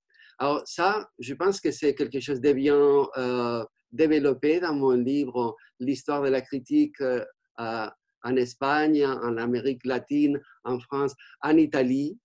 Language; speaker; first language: French; non-native, fluent; Spanish